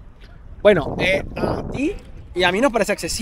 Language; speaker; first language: Spanish; native; Spanish